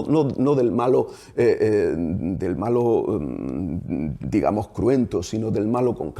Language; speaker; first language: Spanish; native; Spanish